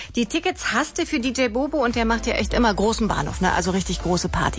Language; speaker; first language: German; native; German